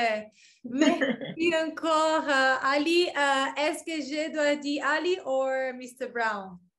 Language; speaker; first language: French; non-native, learner; English